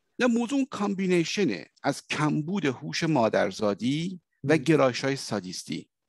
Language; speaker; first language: Persian; native; Persian